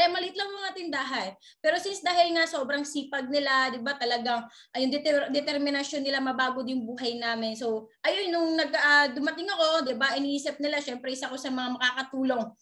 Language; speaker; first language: Filipino; non-native, local second language; Waray